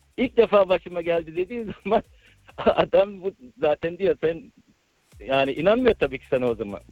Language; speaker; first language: Turkish; early bilingual, heritage; Turkish